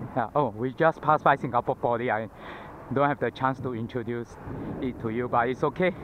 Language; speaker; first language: English; non-native, local second language; Chinese